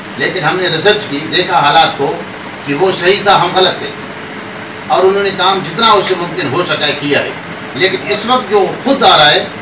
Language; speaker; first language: Urdu; non-native, local second language; Sindhi